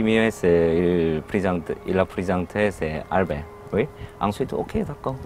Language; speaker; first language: French; non-native, learner; Korean